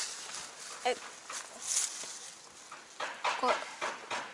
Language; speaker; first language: Japanese; non-native, learner; Vietnamese